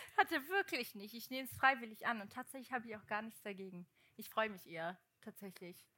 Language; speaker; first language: German; early bilingual, other home language; Portuguese